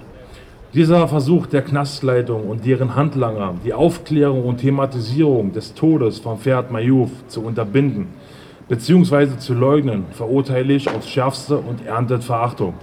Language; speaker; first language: German; native; German